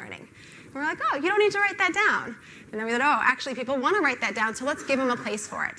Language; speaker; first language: English; native; English